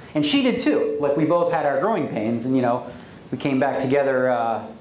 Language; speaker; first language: English; native; English